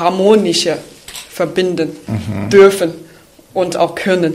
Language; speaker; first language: German; non-native, fluent; Chinese